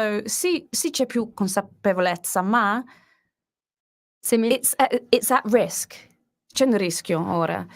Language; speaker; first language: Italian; non-native, learner; English